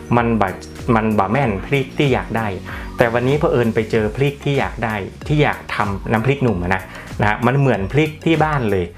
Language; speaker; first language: Thai; non-native, local second language; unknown